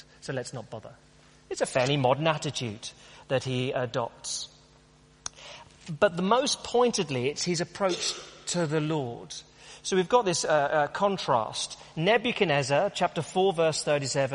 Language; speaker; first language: English; native; English